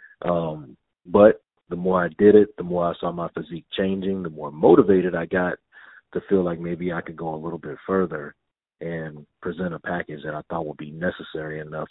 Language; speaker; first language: English; native; English